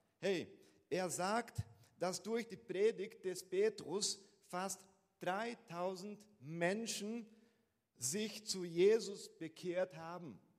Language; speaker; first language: German; non-native, fluent; Portuguese